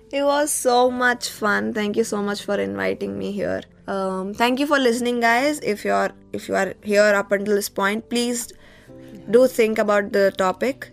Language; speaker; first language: English; non-native, local second language; Telugu